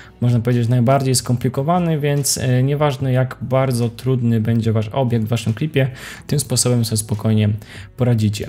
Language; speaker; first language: Polish; native; Polish